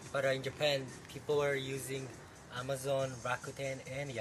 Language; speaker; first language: English; non-native, fluent; Japanese